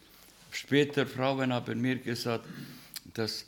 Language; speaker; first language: German; non-native, fluent; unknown